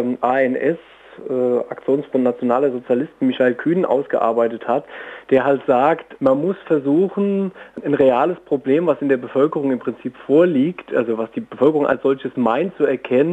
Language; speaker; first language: German; native; German